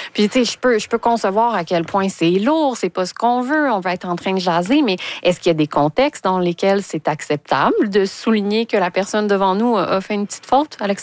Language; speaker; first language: French; native; French